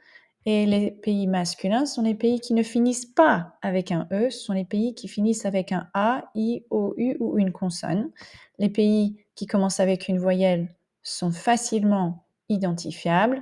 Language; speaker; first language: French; non-native, fluent; English